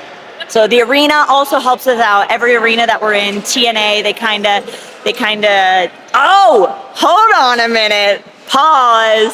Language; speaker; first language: English; native; English